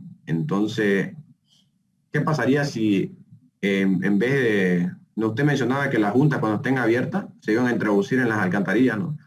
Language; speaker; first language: Spanish; native; Spanish